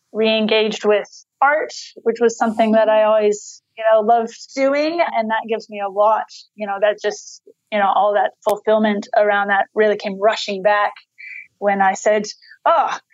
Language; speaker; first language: English; native; English